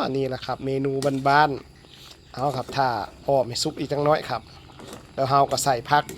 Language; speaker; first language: Thai; non-native, local second language; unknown